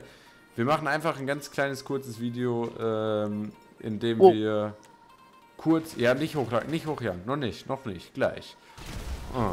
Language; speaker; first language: German; native; German